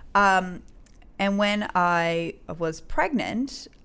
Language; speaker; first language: English; native; English